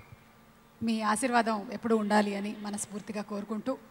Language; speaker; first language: Telugu; native; Telugu